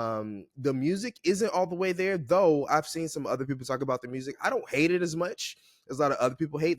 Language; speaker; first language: English; native; English